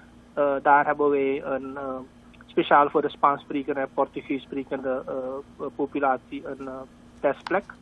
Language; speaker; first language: Dutch; native; Dutch